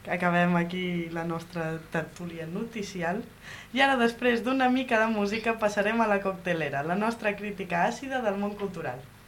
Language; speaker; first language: Catalan; native; Catalan